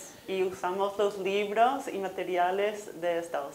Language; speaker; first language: Spanish; non-native, fluent; English